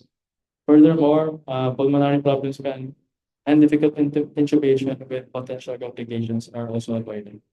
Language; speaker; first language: English; non-native, local second language; Filipino